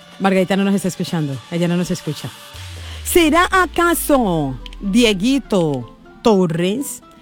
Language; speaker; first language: Spanish; native; Spanish